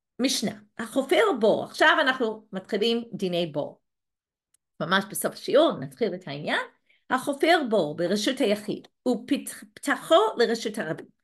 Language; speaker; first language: Hebrew; non-native, fluent; English